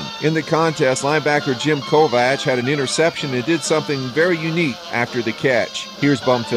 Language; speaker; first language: English; native; English